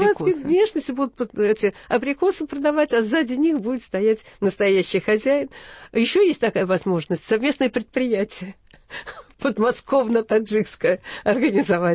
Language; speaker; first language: Russian; native; Russian